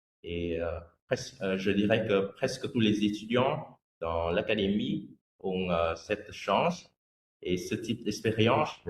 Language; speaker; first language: French; non-native, fluent; Vietnamese